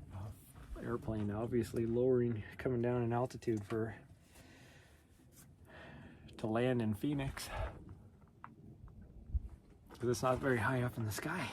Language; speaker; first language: English; native; English